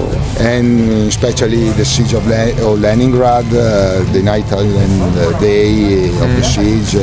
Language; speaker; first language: English; non-native, learner; Italian